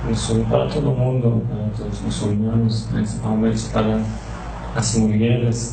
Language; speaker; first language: Portuguese; non-native, learner; Persian